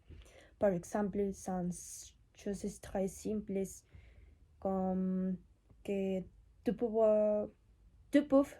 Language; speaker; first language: French; non-native, learner; Spanish